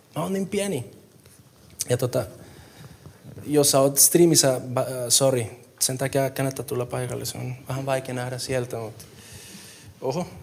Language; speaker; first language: Finnish; non-native, fluent; Spanish